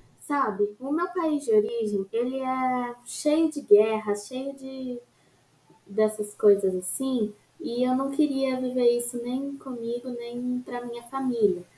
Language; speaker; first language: Portuguese; non-native, fluent; Arabic